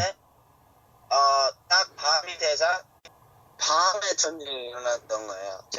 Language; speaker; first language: Korean; early bilingual, heritage; Korean